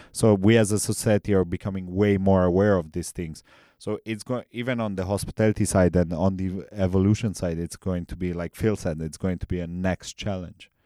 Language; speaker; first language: English; non-native, fluent; Romanian